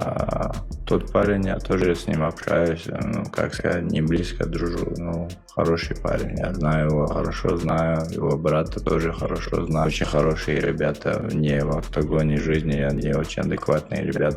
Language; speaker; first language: Russian; non-native, local second language; Chechen